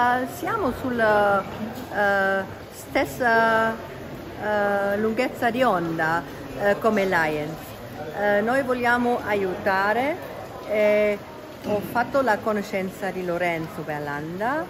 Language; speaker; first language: Italian; non-native, learner; German